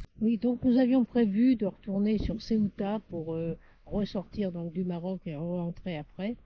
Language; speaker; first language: French; native; French